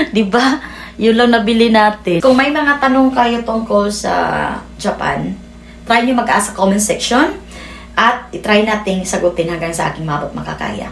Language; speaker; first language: Filipino; non-native, local second language; Cebuano